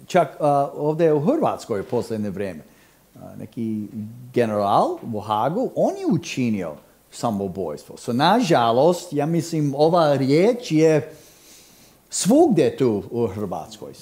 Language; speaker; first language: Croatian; non-native, fluent; English